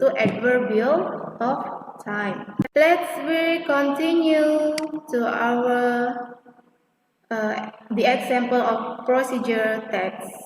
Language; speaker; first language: English; non-native, fluent; Indonesian